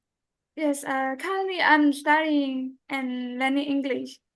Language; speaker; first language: English; non-native, learner; Burmese